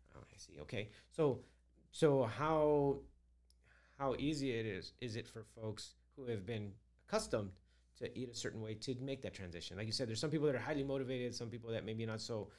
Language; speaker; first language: English; early bilingual, other home language; Spanish